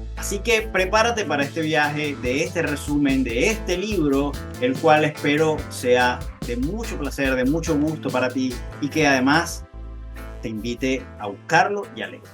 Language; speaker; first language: Spanish; native; Spanish